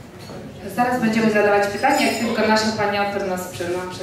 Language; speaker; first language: Polish; non-native, fluent; Georgian